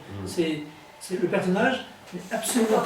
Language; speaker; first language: French; native; French